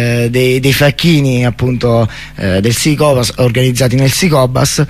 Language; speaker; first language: Italian; native; Italian